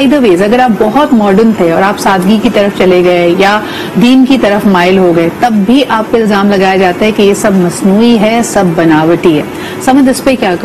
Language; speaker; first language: Urdu; native; Urdu